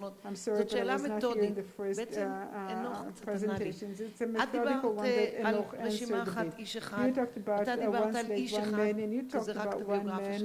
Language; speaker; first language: Hebrew; native; Hebrew